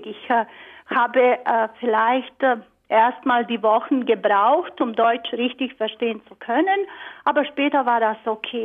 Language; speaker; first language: German; non-native, fluent; Croatian